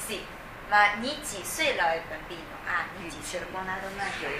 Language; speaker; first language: Italian; non-native, fluent; Chinese